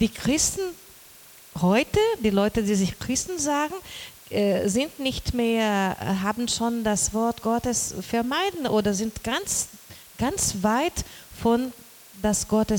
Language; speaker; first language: German; non-native, learner; Portuguese